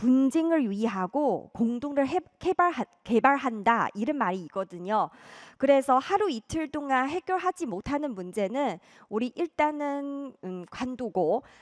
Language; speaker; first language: Korean; non-native, fluent; Chinese